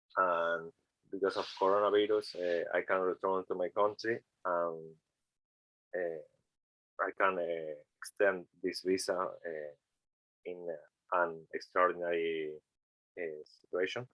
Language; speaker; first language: English; non-native, learner; Spanish